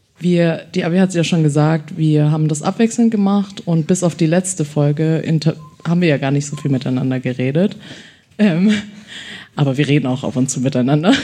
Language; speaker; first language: German; early bilingual, other home language; Chinese